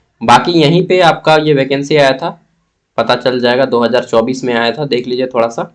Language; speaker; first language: Hindi; native; Hindi